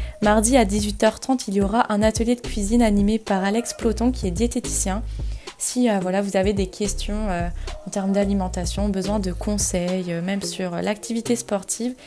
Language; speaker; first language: French; native; French